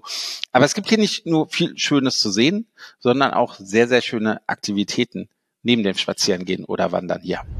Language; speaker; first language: German; native; German